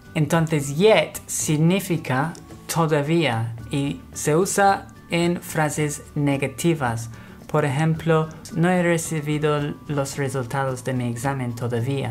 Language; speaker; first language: Spanish; non-native, fluent; English